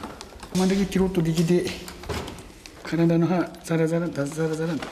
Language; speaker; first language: Japanese; native; Japanese